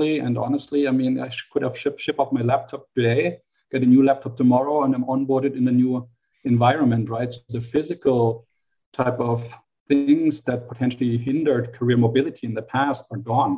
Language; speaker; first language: English; non-native, fluent; German